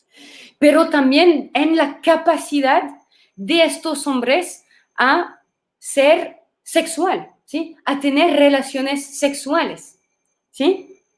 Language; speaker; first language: Spanish; non-native, fluent; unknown